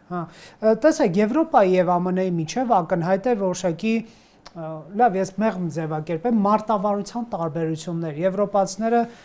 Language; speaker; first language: Armenian; native; Armenian